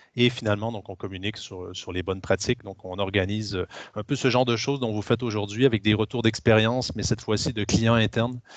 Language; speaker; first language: French; native; French